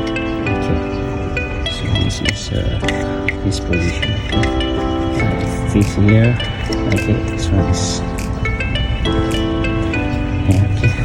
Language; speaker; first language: English; non-native, learner; Indonesian